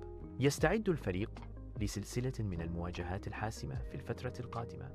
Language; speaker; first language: Arabic; native; Arabic